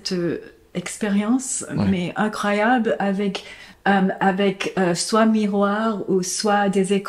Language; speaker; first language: French; non-native, fluent; English